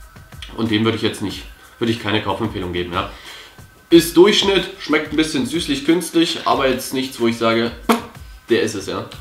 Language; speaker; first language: German; native; German